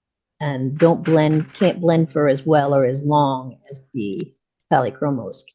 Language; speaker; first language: English; native; English